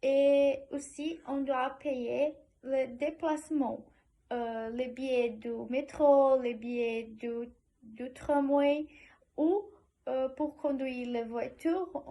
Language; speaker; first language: French; non-native, learner; Portuguese